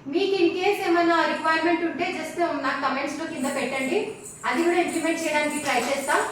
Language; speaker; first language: Telugu; non-native, learner; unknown